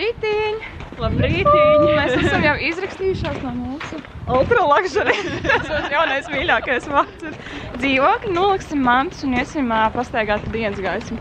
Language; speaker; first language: Latvian; native; Latvian